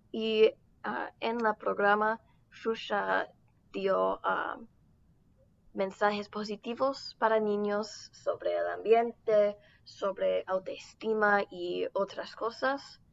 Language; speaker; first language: Spanish; non-native, learner; English